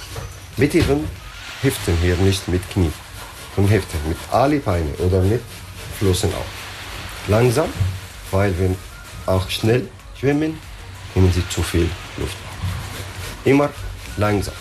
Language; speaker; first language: German; non-native, learner; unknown